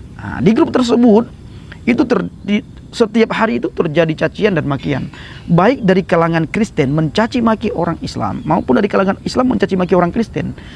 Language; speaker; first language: Indonesian; non-native, local second language; Achinese